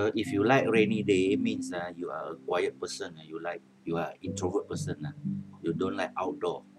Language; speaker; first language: English; non-native, local second language; Malay